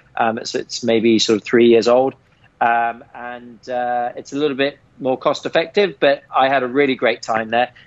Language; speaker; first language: English; native; English